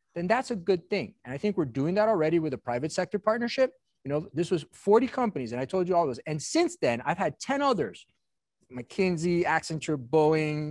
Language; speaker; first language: English; native; English